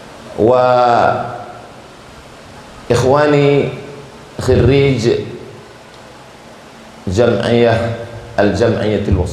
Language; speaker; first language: Arabic; non-native, fluent; Indonesian